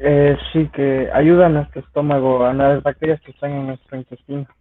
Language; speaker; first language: Spanish; native; Spanish